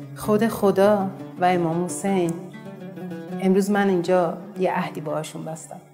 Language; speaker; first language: Persian; non-native, local second language; Azerbaijani